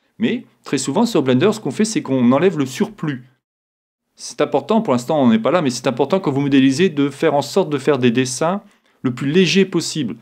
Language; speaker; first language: French; native; French